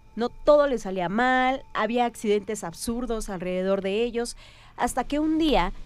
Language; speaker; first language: Spanish; native; Spanish